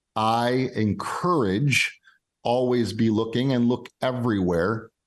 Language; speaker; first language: English; native; English